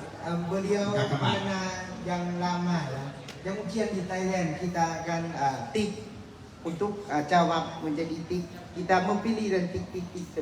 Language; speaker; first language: Indonesian; non-native, learner; Thai